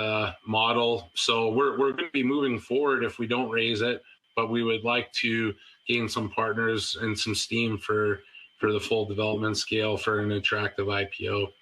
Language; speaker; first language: English; native; English